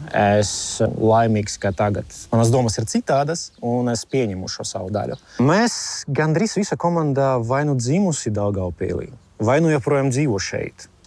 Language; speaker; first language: Latvian; non-native, local second language; Russian